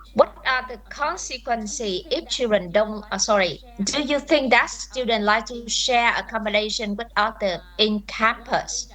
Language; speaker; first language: English; non-native, fluent; Vietnamese